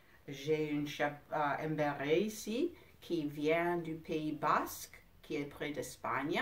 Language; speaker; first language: French; non-native, fluent; English